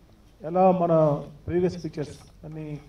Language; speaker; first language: Telugu; non-native, learner; Tamil